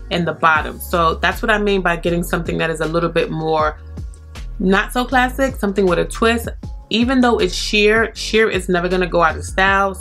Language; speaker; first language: English; native; English